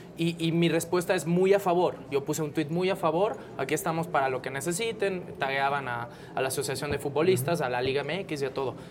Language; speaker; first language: Spanish; non-native, local second language; Catalan